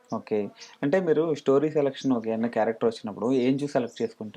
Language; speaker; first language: Telugu; native; Telugu